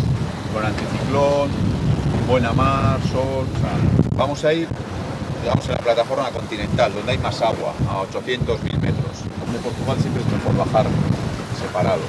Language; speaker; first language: Spanish; native; Spanish